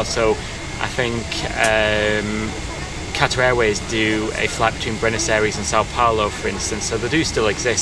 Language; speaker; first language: English; native; English